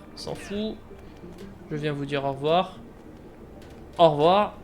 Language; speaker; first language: French; native; French